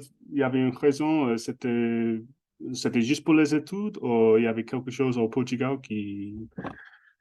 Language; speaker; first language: French; non-native, fluent; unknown